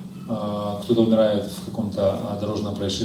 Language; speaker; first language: Russian; native; Russian